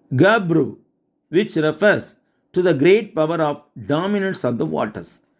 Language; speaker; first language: English; non-native, local second language; Tamil